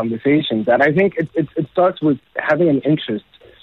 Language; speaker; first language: English; non-native, local second language; Xhosa